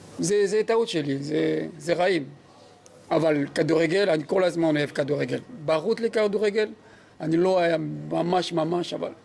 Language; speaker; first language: Hebrew; non-native, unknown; French